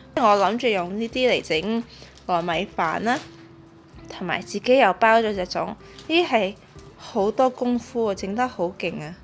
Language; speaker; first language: Cantonese; early bilingual, heritage; Cantonese